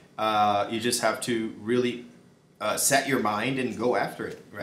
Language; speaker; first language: English; non-native, fluent; Portuguese